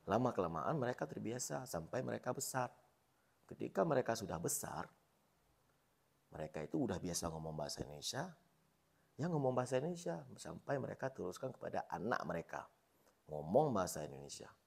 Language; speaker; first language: Indonesian; non-native, local second language; Achinese